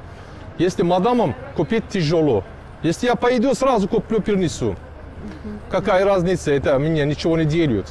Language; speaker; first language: Russian; non-native, learner; Turkish